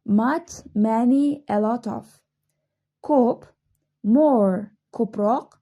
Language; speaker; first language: English; non-native, fluent; Uzbek